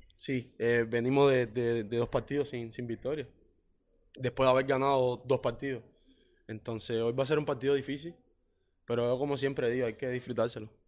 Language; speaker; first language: Spanish; native; Spanish